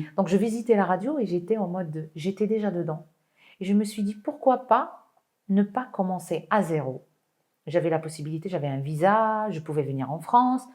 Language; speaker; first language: French; non-native, local second language; Arabic